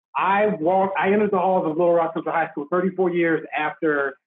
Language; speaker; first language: English; native; English